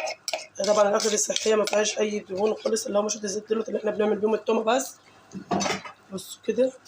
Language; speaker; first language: Arabic; native; Arabic